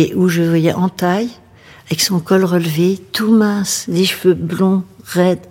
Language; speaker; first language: French; native; French